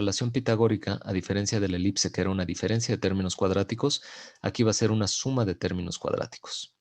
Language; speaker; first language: Spanish; native; Spanish